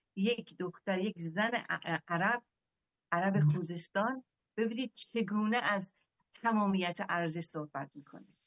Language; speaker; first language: Persian; native; Persian